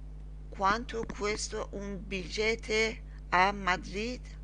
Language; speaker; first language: Spanish; non-native, learner; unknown